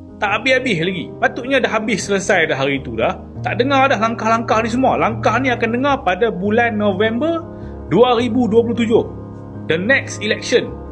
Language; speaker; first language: Malay; native; Malay